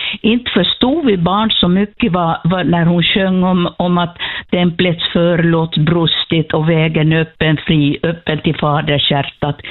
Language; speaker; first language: Swedish; native; Swedish